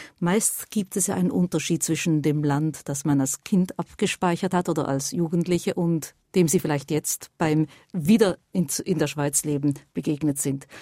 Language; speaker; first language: German; native; German